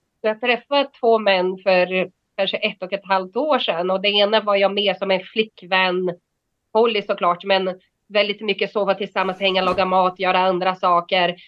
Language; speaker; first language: Swedish; non-native, fluent; Portuguese